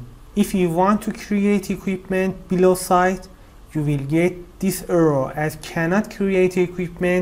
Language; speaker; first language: English; non-native, fluent; Persian